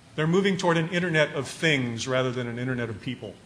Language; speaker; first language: English; native; English